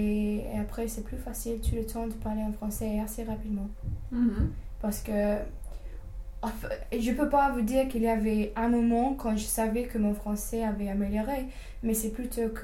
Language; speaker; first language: French; non-native, fluent; English